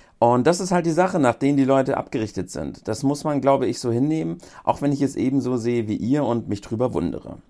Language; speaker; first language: German; native; German